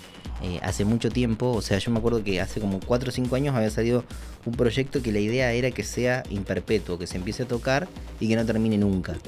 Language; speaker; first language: Spanish; native; Spanish